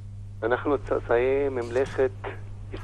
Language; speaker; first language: Hebrew; non-native, local second language; Arabic